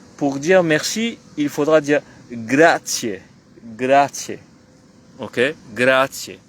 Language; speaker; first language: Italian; non-native, fluent; French